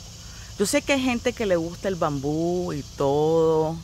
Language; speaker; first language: Spanish; native; Spanish